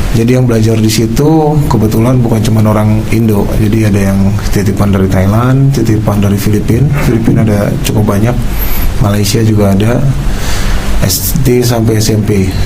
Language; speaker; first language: Indonesian; native; Indonesian